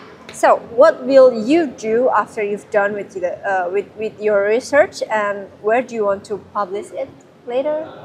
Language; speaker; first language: English; non-native, fluent; Indonesian